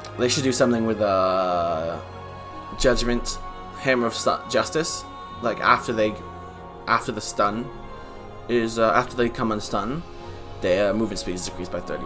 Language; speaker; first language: English; native; English